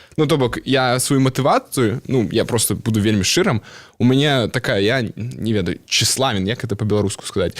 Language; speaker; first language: Belarusian; non-native, local second language; Russian